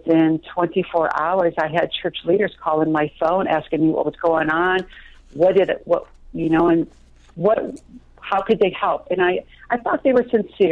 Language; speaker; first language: English; native; English